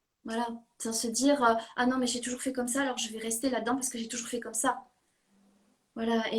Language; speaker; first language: French; native; French